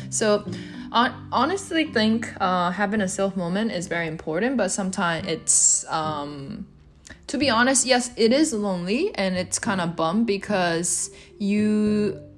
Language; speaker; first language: English; non-native, fluent; Japanese